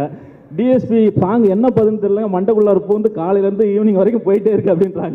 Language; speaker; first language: Tamil; native; Tamil